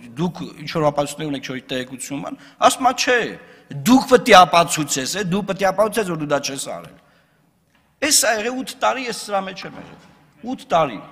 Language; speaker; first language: Armenian; native; Armenian